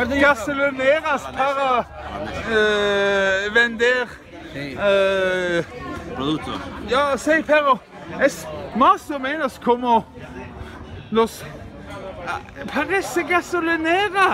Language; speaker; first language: Spanish; non-native, learner; Norwegian